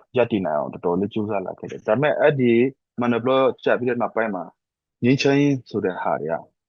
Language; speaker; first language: Burmese; non-native, local second language; S'gaw Karen